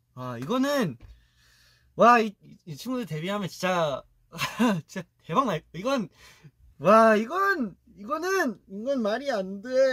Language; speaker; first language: Korean; early bilingual, heritage; Korean